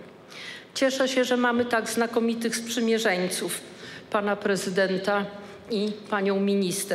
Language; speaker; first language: Polish; native; Polish